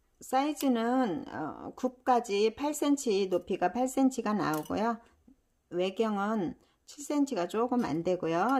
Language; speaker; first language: Korean; native; Korean